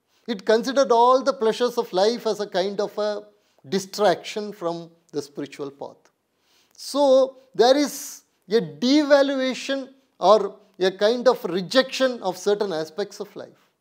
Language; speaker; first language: English; non-native, local second language; Tamil